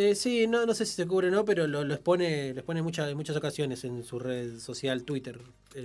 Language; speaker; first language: Spanish; native; Spanish